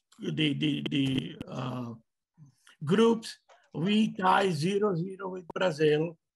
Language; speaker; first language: English; non-native, learner; Czech